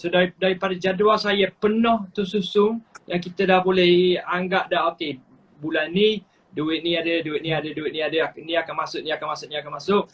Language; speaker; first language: Malay; non-native, fluent; English